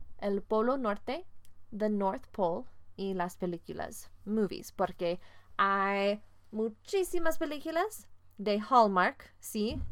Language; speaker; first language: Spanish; non-native, fluent; English